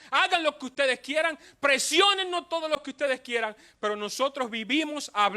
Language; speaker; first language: Spanish; native; Spanish